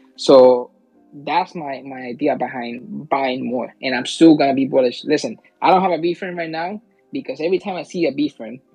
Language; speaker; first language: English; early bilingual, other home language; Spanish